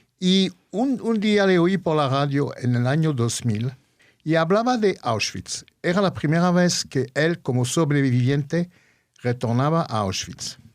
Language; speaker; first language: Spanish; early bilingual, heritage; Ladino